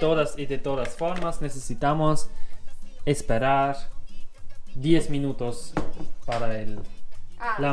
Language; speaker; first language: Spanish; non-native, learner; German